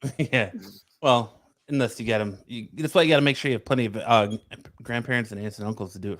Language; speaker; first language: English; native; English